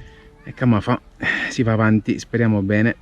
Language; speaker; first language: Italian; native; Italian